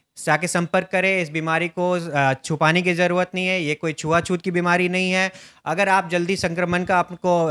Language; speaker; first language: Hindi; native; Hindi